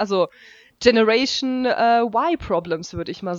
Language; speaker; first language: German; native; German